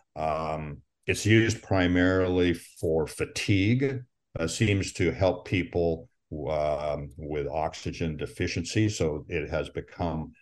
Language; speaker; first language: English; native; English